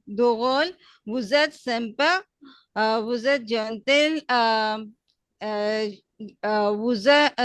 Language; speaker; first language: French; non-native, learner; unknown